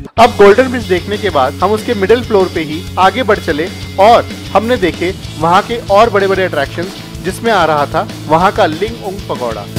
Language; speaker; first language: Hindi; native; Hindi